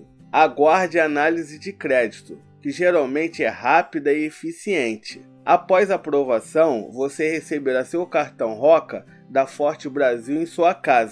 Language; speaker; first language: Portuguese; native; Portuguese